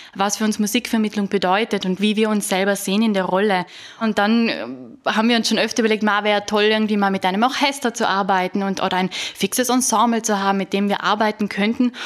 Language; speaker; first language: German; native; German